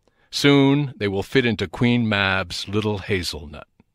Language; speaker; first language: English; native; English